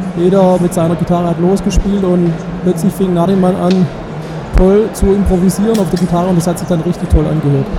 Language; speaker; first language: German; native; German